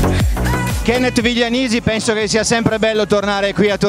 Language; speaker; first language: Italian; native; Italian